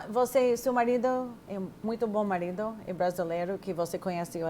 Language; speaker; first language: Portuguese; non-native, fluent; English